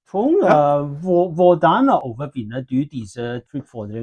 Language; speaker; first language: Norwegian; non-native, learner; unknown